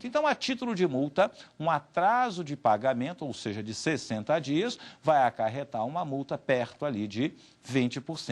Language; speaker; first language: Portuguese; native; Portuguese